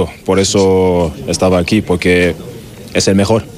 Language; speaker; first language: Spanish; non-native, fluent; German